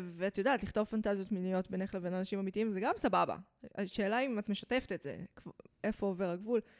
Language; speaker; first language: Hebrew; early bilingual, other home language; English